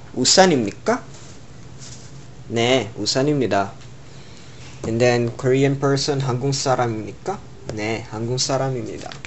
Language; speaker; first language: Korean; non-native, learner; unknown